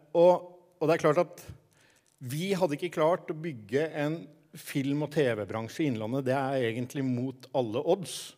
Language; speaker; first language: Norwegian; native; Norwegian